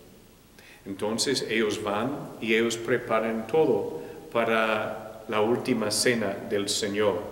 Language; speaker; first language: Spanish; non-native, fluent; English